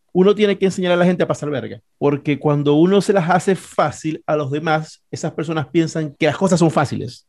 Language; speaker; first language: Spanish; native; Spanish